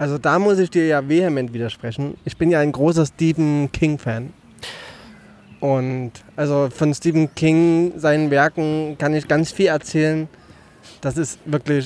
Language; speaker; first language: German; native; German